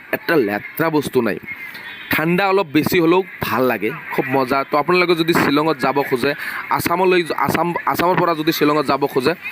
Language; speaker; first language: Assamese; non-native, local second language; Bangla